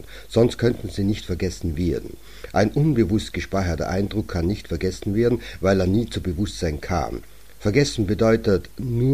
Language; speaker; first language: German; native; German